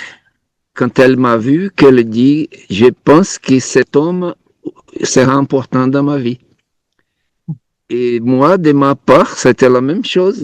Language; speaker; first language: French; non-native, fluent; Portuguese